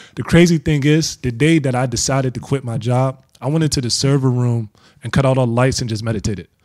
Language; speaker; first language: English; native; English